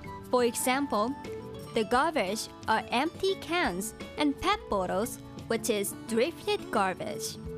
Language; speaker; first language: English; non-native, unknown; Japanese